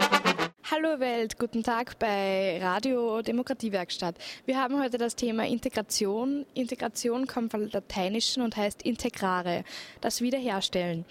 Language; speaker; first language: German; native; German